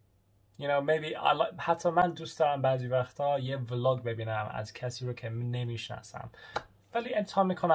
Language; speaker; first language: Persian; early bilingual, heritage; Persian